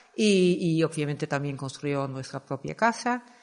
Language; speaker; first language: Spanish; non-native, fluent; Dutch